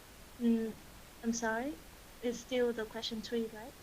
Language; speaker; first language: English; non-native, learner; Vietnamese